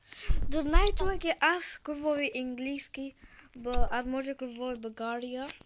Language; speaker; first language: Bulgarian; non-native, learner; English